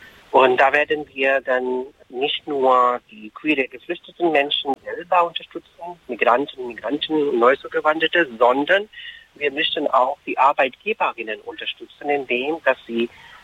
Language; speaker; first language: German; non-native, fluent; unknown